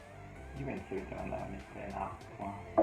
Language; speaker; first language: Italian; native; Italian